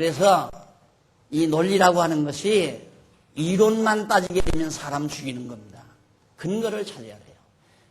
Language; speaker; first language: Korean; native; Korean